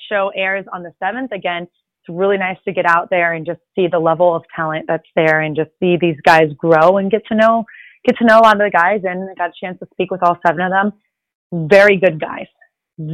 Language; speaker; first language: English; early bilingual, other home language; Spanish